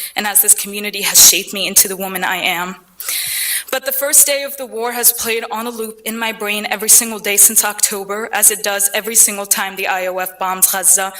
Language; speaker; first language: English; early bilingual, other home language; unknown